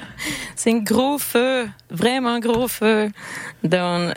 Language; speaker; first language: French; non-native, learner; Swedish